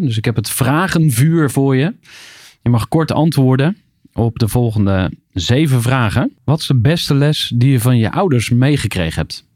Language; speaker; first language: Dutch; native; Dutch